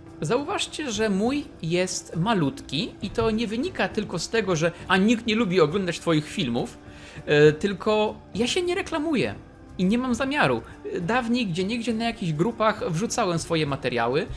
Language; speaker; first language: Polish; native; Polish